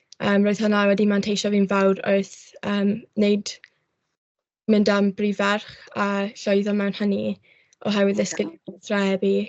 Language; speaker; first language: Welsh; non-native, local second language; English